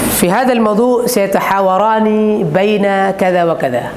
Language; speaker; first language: Arabic; non-native, fluent; Indonesian